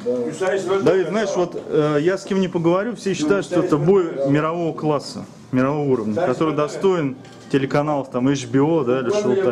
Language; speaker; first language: Russian; native; Russian